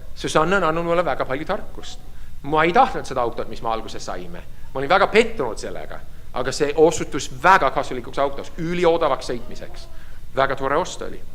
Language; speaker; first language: Estonian; early bilingual, heritage; Estonian